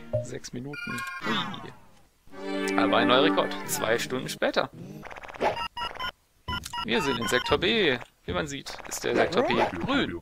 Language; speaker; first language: German; native; German